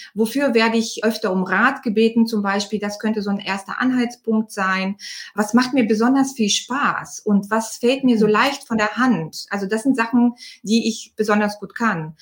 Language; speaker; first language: German; non-native, fluent; Bulgarian